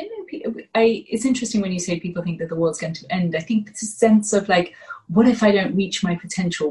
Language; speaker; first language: English; native; English